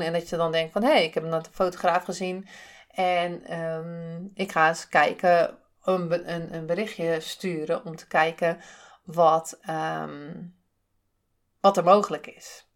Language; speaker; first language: Dutch; native; Dutch